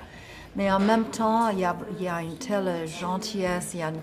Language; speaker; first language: French; non-native, fluent; English